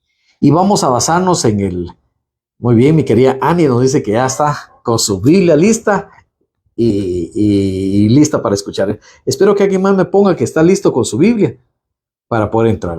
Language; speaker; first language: Spanish; native; Spanish